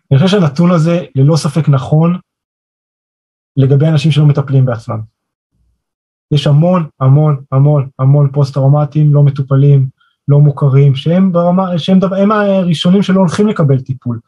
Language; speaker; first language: Hebrew; native; Hebrew